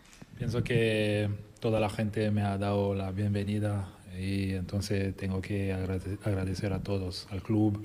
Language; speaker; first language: Spanish; non-native, fluent; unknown